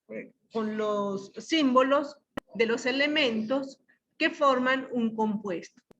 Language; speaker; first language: Spanish; native; Spanish